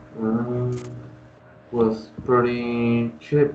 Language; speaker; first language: English; non-native, learner; Spanish